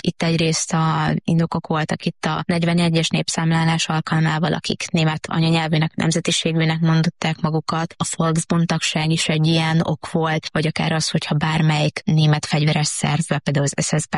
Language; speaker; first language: Hungarian; native; Hungarian